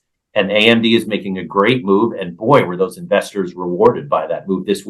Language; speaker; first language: English; native; English